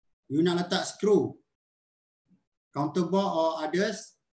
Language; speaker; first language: English; non-native, local second language; Malay